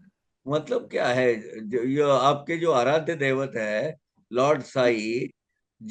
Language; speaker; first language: Hindi; native; Hindi